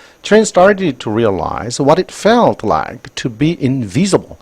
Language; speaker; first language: English; non-native, fluent; Korean